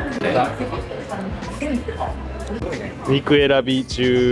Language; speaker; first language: Japanese; native; Japanese